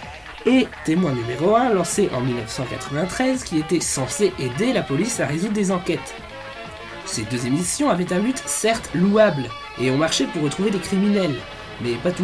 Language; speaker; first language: French; native; French